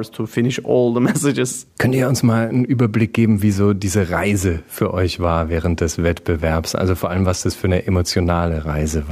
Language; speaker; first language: German; native; German